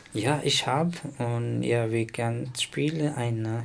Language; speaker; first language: German; non-native, learner; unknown